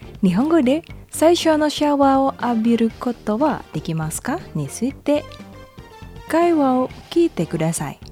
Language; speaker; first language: Japanese; non-native, fluent; Indonesian